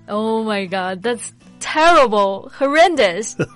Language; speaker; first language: English; non-native, fluent; Chinese